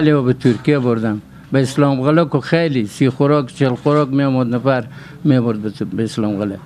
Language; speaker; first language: Persian; native; Persian